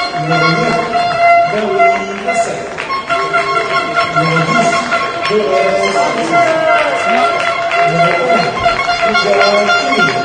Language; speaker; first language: French; native; French